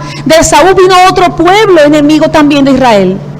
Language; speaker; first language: Spanish; native; Spanish